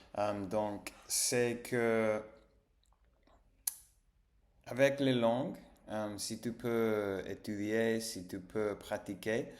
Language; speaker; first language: French; non-native, learner; English